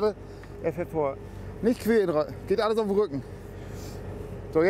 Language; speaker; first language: German; native; German